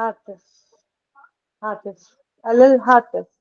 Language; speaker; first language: Arabic; non-native, learner; Urdu